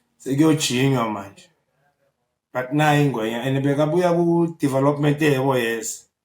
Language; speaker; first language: Zulu; native; Zulu